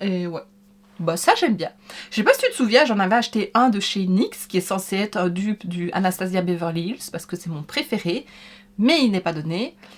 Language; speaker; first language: French; native; French